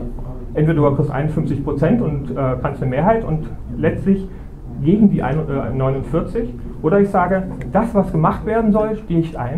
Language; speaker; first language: German; native; German